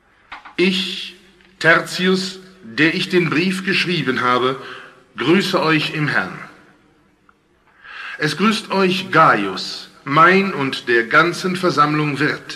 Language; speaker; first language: German; native; German